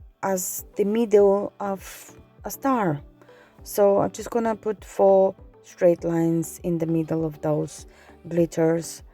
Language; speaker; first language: English; non-native, fluent; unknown